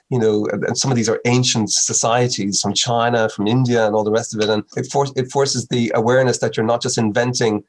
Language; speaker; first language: English; native; English